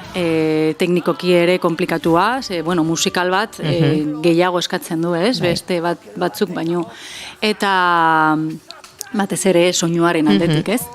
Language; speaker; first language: Basque; non-native, local second language; Spanish